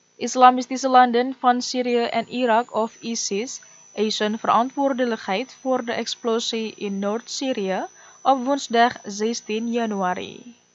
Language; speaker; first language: Dutch; non-native, fluent; Indonesian